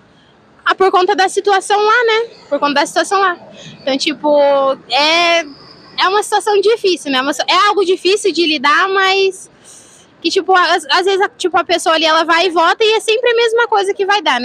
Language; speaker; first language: Portuguese; native; Portuguese